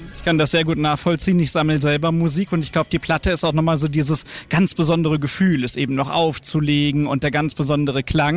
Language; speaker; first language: German; native; German